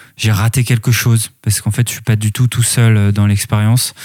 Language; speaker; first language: French; native; French